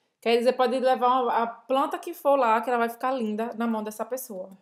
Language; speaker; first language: Portuguese; native; Portuguese